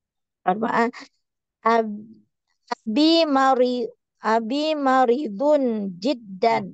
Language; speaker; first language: Arabic; non-native, learner; Indonesian